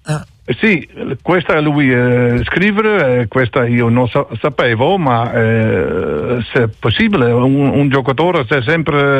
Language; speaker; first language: Italian; non-native, learner; Dutch